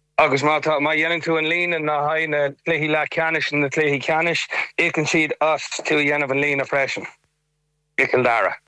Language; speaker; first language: Irish; non-native, local second language; English